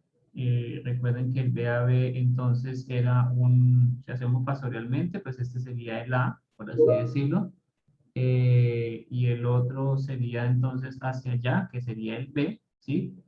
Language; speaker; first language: Spanish; native; Spanish